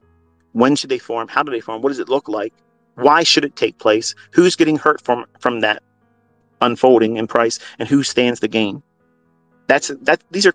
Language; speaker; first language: English; native; English